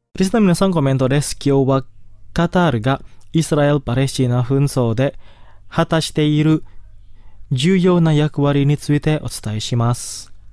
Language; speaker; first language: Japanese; non-native, fluent; Indonesian